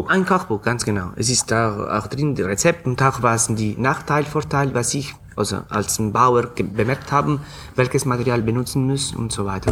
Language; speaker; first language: German; non-native, fluent; Italian